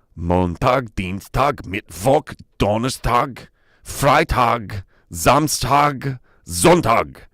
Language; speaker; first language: German; non-native, learner; English